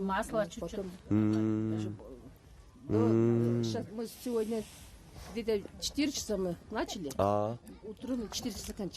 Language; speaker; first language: Russian; non-native, local second language; Kyrgyz